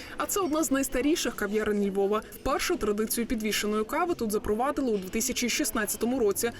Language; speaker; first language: Ukrainian; native; Ukrainian